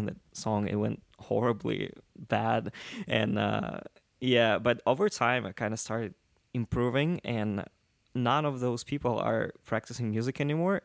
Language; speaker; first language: English; non-native, fluent; Russian